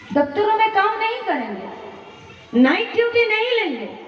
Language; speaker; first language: Hindi; non-native, local second language; Bangla